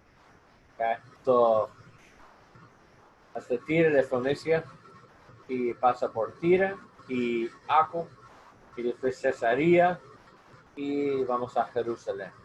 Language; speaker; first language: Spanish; non-native, learner; English